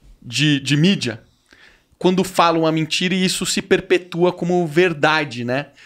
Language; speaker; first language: Portuguese; native; Portuguese